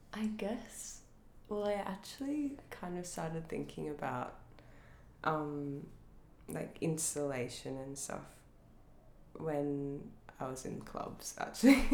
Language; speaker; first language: English; native; English